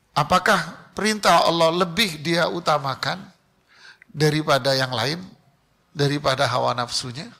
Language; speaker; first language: Indonesian; native; Indonesian